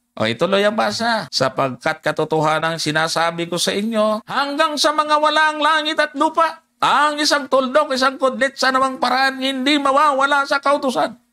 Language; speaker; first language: Filipino; non-native, local second language; Cebuano